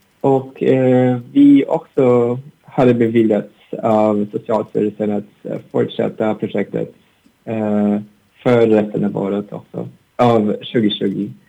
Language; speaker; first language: Swedish; non-native, learner; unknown